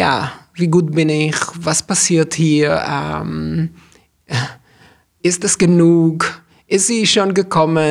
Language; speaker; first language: German; non-native, fluent; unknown